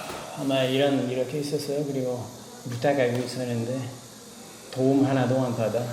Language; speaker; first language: Korean; non-native, learner; French